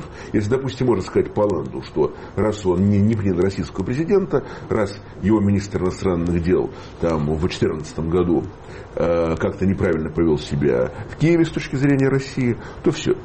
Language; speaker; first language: Russian; native; Russian